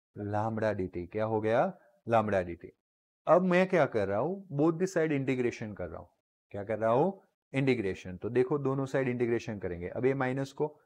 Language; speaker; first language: Hindi; non-native, local second language; Gujarati